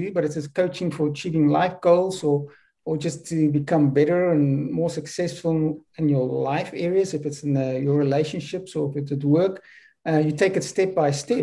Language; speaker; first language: English; non-native, local second language; Afrikaans